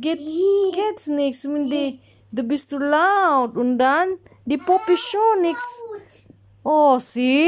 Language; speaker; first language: German; non-native, learner; Cebuano